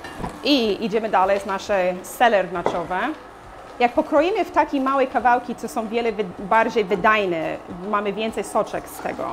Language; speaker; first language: Polish; non-native, learner; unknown